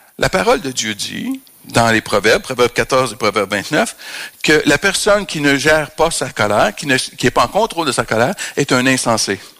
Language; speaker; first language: French; native; French